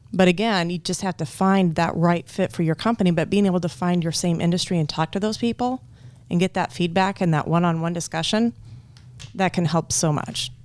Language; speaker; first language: English; native; English